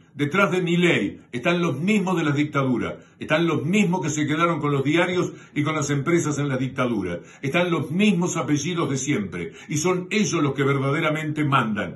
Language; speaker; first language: Spanish; native; Spanish